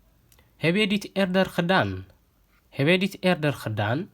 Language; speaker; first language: Dutch; non-native, fluent; Tigrinya